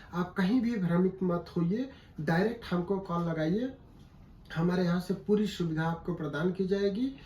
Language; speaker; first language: Hindi; native; Hindi